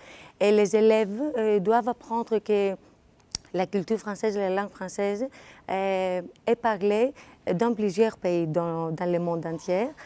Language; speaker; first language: French; non-native, fluent; Greek